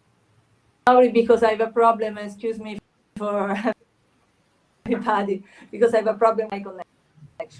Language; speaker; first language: English; non-native, learner; Italian